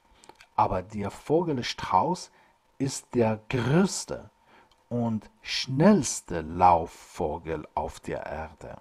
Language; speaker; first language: German; non-native, fluent; Persian